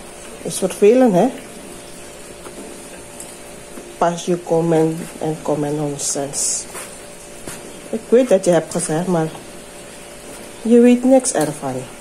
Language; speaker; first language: Dutch; non-native, local second language; Javanese